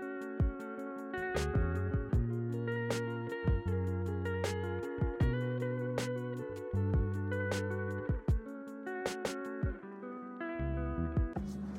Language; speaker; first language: English; native; English